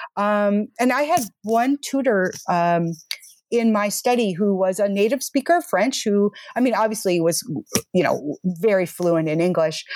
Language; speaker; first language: English; native; English